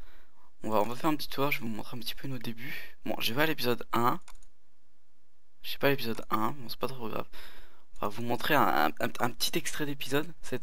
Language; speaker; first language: French; native; French